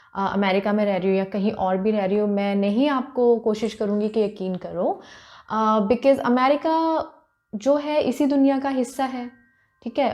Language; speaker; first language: Hindi; native; Hindi